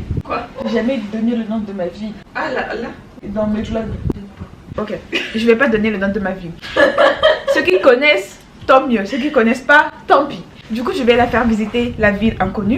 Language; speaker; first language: French; native; French